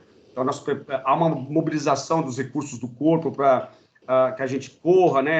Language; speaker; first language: Portuguese; native; Portuguese